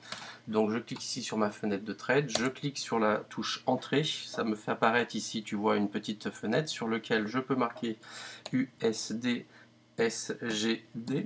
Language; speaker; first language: French; native; French